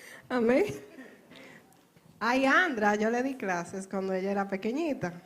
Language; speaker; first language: Spanish; native; Spanish